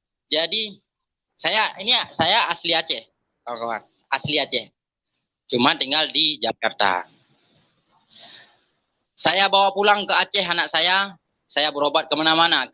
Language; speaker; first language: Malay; non-native, local second language; Achinese